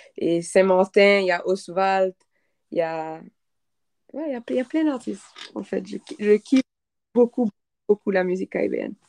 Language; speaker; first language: French; non-native, local second language; Haitian Creole